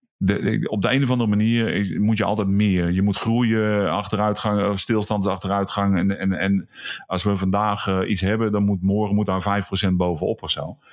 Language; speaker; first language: Dutch; native; Dutch